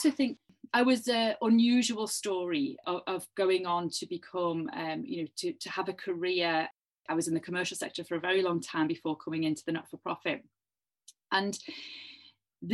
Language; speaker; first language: English; native; English